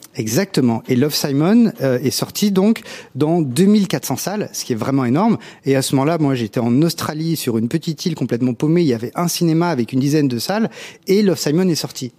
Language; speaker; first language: French; native; French